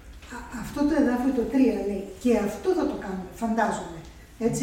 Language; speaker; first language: Greek; native; Greek